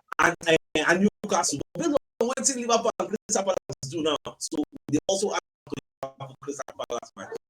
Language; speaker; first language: Nigerian Pidgin; native; Nigerian Pidgin